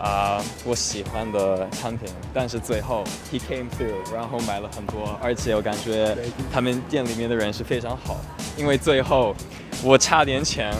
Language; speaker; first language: Chinese; non-native, fluent; English